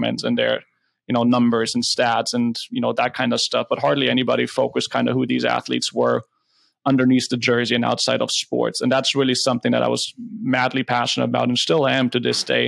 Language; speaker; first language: English; non-native, fluent; German